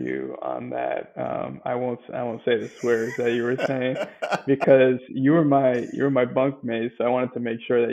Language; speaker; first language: English; native; English